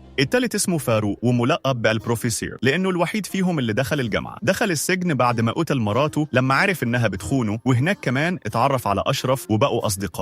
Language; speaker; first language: Arabic; native; Arabic